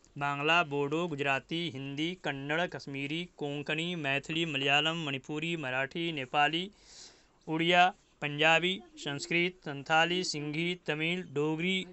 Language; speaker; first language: Hindi; native; Hindi